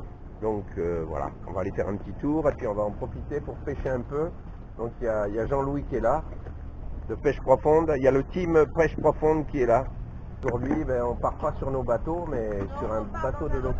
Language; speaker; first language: French; native; French